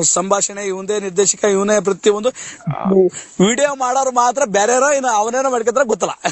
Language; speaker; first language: Kannada; native; Kannada